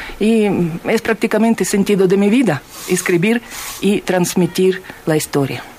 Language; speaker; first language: Spanish; non-native, fluent; Russian